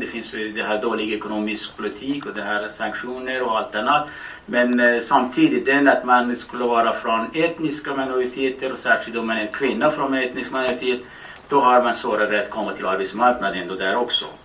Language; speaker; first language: Swedish; non-native, fluent; Baluchi